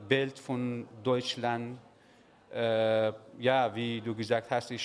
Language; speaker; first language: German; non-native, learner; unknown